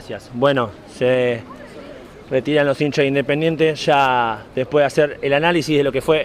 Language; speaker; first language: Spanish; native; Spanish